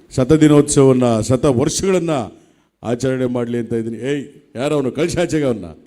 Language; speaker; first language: Kannada; native; Kannada